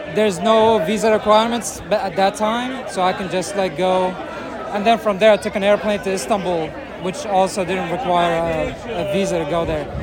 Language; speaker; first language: English; non-native, fluent; Arabic